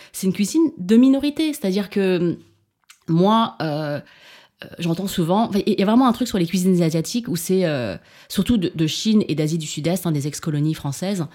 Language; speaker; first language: French; early bilingual, other home language; Chinese